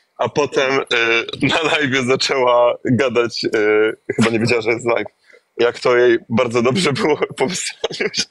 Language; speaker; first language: Polish; native; Polish